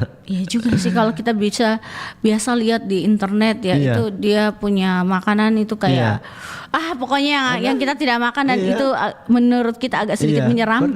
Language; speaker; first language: Indonesian; native; Indonesian